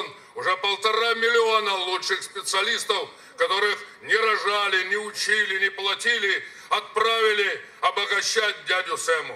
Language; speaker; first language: Russian; native; Russian